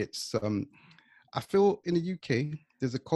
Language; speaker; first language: English; native; English